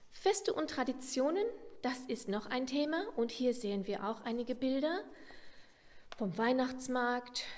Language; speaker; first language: German; non-native, fluent; English